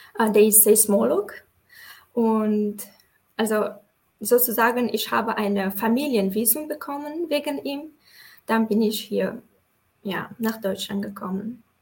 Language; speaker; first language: German; non-native, fluent; Tajik